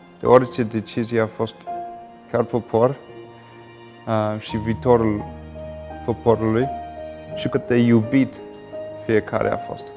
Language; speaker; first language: Romanian; non-native, fluent; English